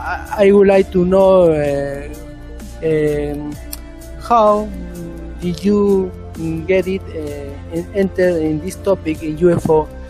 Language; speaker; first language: English; non-native, learner; Spanish